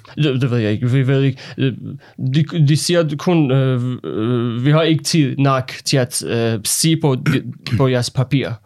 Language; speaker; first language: Danish; non-native, fluent; Persian